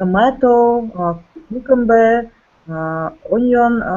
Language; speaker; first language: English; non-native, learner; Russian